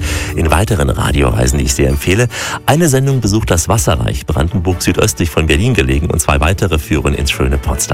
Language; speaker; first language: German; native; German